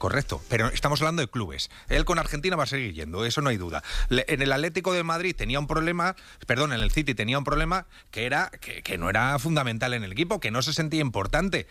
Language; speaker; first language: Spanish; native; Spanish